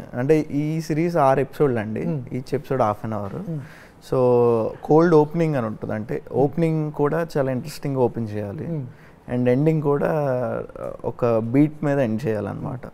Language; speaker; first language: Telugu; native; Telugu